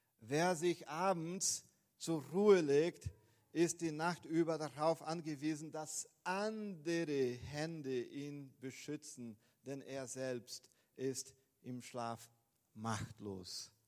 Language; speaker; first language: German; non-native, fluent; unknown